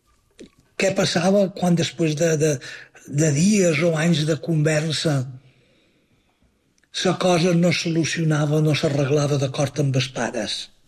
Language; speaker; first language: Catalan; native; Catalan